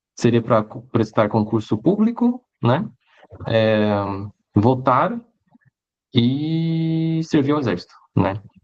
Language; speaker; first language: Portuguese; early bilingual, other home language; Chinese